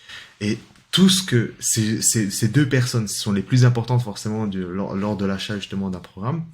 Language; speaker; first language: French; native; French